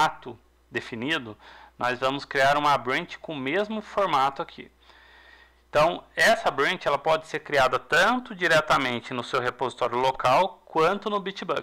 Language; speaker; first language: Portuguese; native; Portuguese